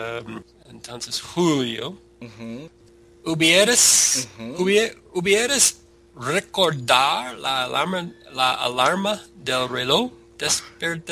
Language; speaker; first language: Spanish; non-native, learner; English